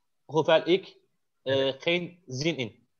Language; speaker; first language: Dutch; non-native, learner; Turkish